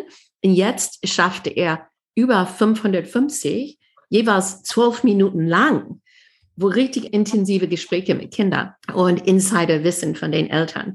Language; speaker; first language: German; non-native, fluent; English